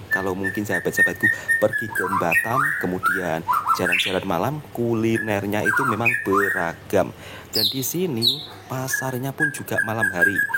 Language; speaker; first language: Indonesian; native; Indonesian